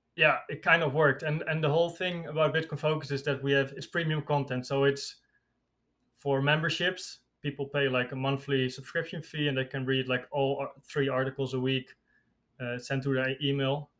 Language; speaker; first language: English; non-native, fluent; Dutch